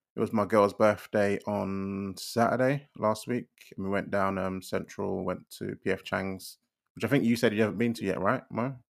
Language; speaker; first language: English; native; English